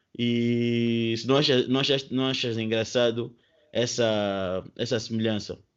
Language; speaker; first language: Portuguese; native; Portuguese